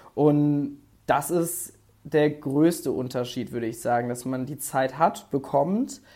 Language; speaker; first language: German; native; German